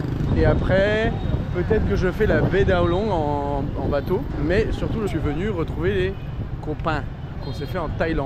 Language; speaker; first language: French; native; French